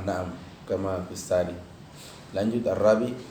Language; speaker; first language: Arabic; non-native, fluent; Indonesian